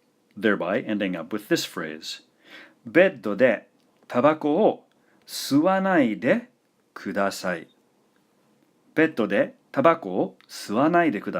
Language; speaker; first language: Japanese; non-native, fluent; English